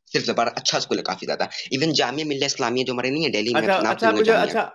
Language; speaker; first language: Hindi; native; Hindi